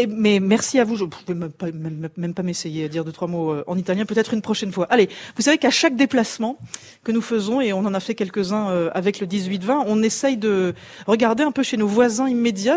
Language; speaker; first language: French; native; French